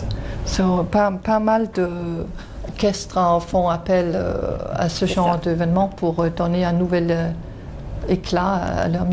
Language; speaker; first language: French; non-native, fluent; Swedish